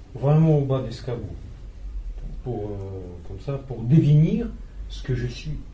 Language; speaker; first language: French; non-native, fluent; Russian